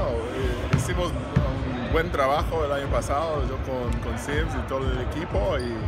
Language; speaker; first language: Spanish; non-native, fluent; English